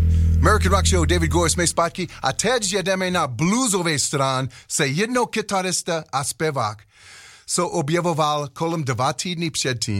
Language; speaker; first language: Czech; non-native, learner; English